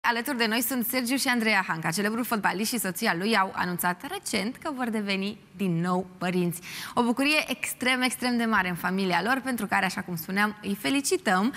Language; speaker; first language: Romanian; native; Romanian